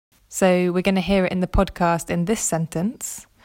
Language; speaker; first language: English; native; English